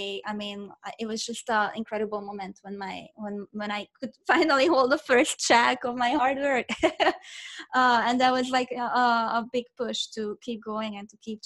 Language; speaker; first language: English; non-native, fluent; Hungarian